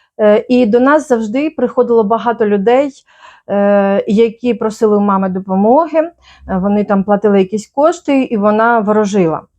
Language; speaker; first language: Ukrainian; native; Ukrainian